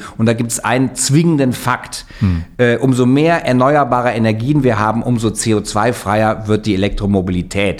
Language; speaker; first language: German; native; German